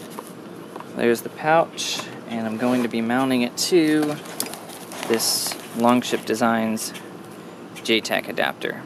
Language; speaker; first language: English; native; English